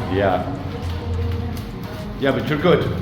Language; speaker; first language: English; native; English